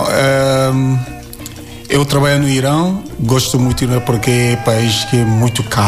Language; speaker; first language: Portuguese; non-native, learner; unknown